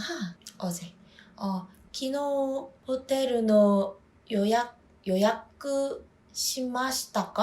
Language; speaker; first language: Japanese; non-native, learner; Korean